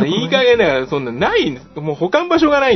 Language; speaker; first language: Japanese; native; Japanese